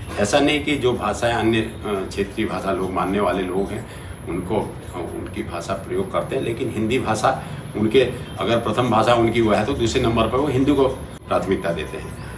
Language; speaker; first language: Hindi; native; Hindi